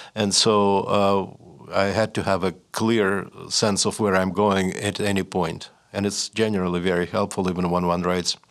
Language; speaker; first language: English; non-native, fluent; Russian